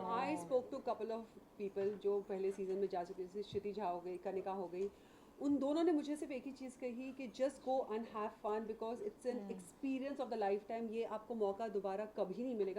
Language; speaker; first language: Hindi; native; Hindi